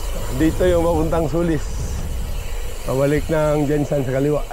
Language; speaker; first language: Filipino; non-native, local second language; Cebuano